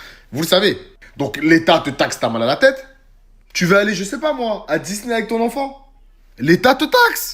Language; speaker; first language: French; native; French